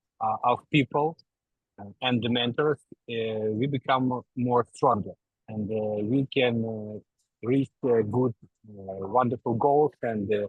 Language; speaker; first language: English; non-native, learner; Ukrainian